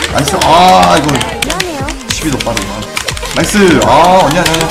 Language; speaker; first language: Korean; native; Korean